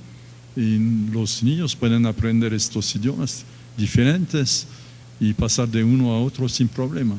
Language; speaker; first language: Spanish; non-native, fluent; French